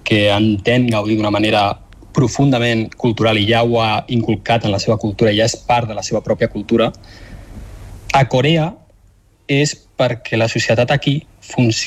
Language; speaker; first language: Catalan; native; Catalan